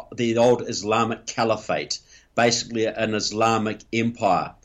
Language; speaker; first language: English; native; English